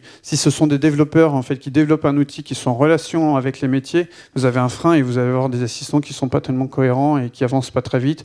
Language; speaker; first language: French; native; French